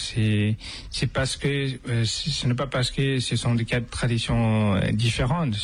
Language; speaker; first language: French; non-native, fluent; Tibetan